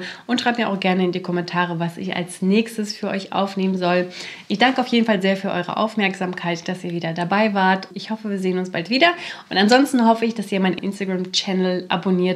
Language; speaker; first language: German; native; German